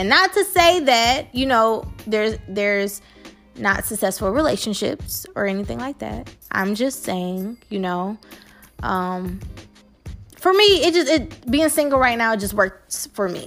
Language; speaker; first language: English; native; English